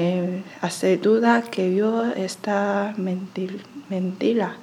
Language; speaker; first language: Spanish; non-native, learner; Chinese